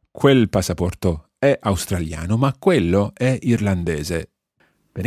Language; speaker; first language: Italian; non-native, fluent; English